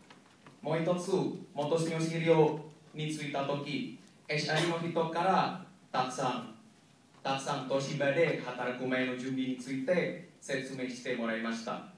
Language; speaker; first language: Japanese; non-native, learner; Indonesian